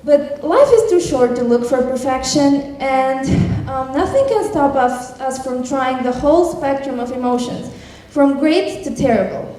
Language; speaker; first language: English; non-native, fluent; Albanian